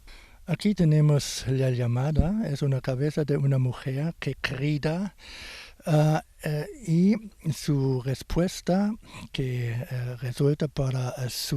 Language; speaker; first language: Spanish; non-native, fluent; German